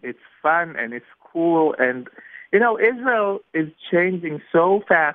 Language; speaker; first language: English; non-native, fluent; Hebrew